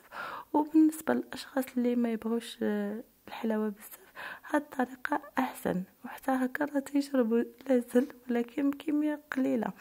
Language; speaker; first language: Arabic; native; Arabic